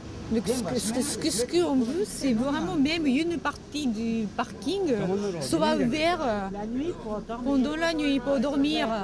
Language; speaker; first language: French; non-native, fluent; Japanese